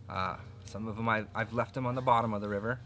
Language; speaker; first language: English; native; English